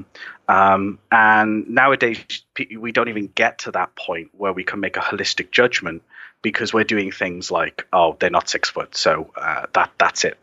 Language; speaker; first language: English; native; English